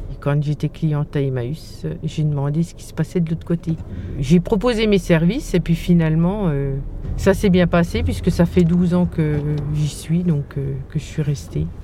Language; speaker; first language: French; native; French